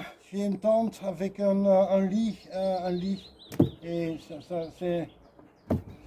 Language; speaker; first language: French; non-native, learner; Dutch